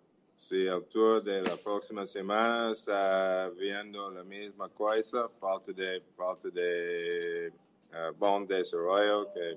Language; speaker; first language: Portuguese; non-native, learner; English